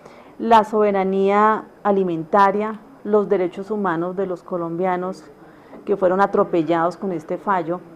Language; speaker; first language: Spanish; native; Spanish